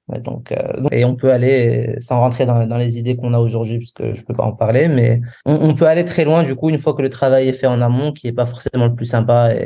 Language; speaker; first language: French; non-native, local second language; Arabic